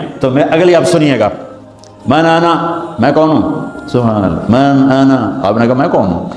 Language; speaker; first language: Urdu; non-native, local second language; Punjabi